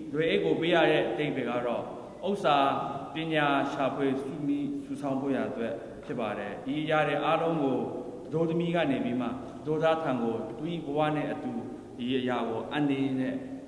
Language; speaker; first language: Burmese; non-native, local second language; Kachin